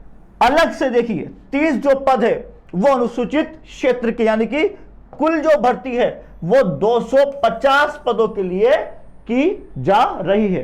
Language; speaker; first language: Hindi; native; Hindi